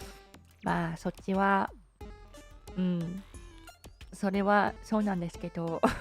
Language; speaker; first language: Japanese; non-native, learner; English